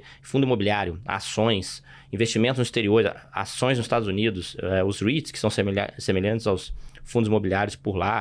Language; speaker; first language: Portuguese; native; Portuguese